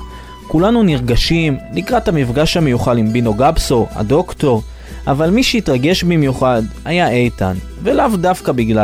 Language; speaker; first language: Hebrew; native; Hebrew